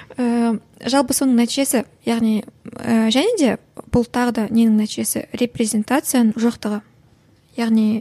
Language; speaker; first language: Kazakh; native; Kazakh